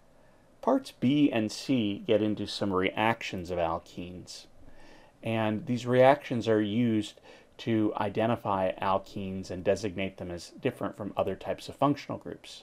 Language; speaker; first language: English; native; English